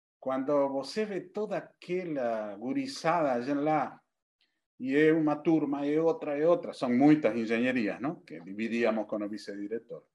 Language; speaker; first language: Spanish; native; Spanish